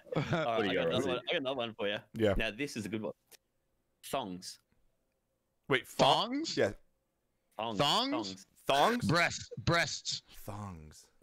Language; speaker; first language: English; native; English